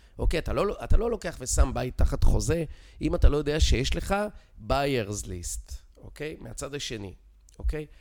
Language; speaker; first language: Hebrew; native; Hebrew